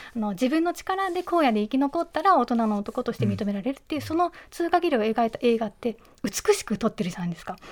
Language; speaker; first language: Japanese; native; Japanese